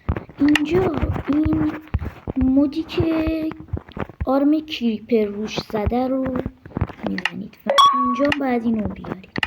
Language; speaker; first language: Persian; native; Persian